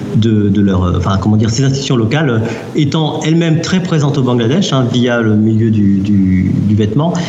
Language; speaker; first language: French; native; French